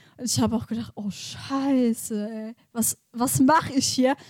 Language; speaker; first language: German; native; German